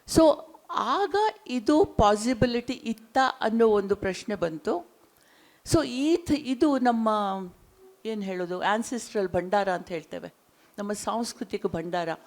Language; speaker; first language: Kannada; non-native, local second language; Konkani